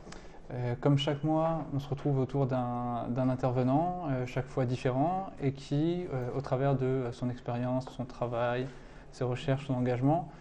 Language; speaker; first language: French; native; French